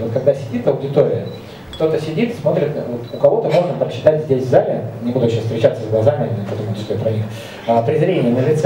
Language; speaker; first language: Russian; native; Russian